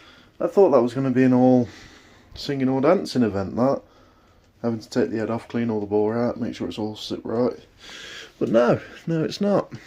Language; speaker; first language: English; native; English